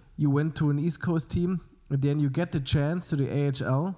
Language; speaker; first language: English; non-native, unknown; German